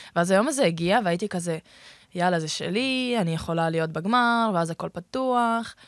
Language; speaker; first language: Hebrew; early bilingual, other home language; Russian